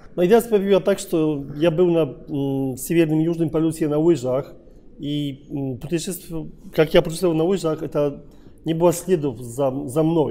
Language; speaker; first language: Russian; non-native, learner; Polish